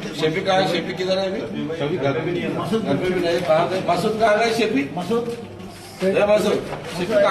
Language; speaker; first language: Hindi; non-native, local second language; Telugu